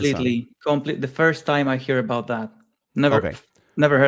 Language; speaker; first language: English; non-native, fluent; Polish